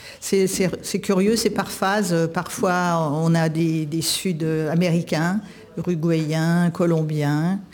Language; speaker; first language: French; native; French